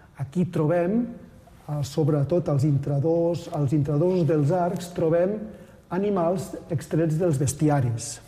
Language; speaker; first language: Catalan; native; Catalan